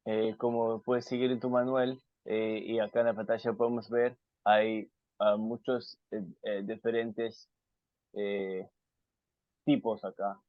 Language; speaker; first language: Spanish; non-native, fluent; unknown